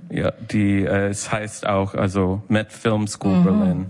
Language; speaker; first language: German; non-native, learner; English